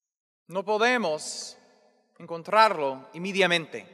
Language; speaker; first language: Spanish; non-native, fluent; English